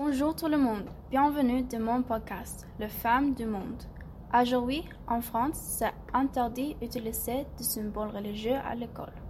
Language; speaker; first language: French; non-native, learner; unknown